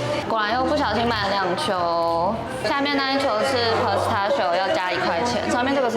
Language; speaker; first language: Chinese; native; Chinese